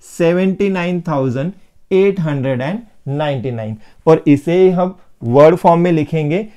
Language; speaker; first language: Hindi; non-native, local second language; Marathi